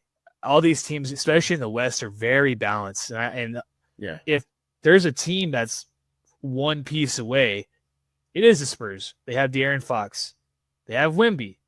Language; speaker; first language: English; native; English